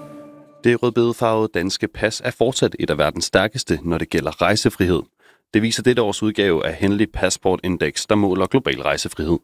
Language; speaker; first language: Danish; native; Danish